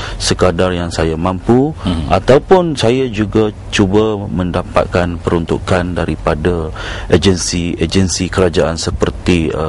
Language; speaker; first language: Malay; native; Malay